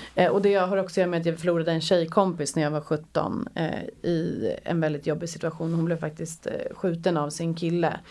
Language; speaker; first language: Swedish; native; Swedish